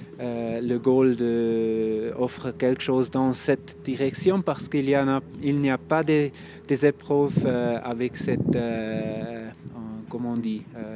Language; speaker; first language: French; non-native, local second language; German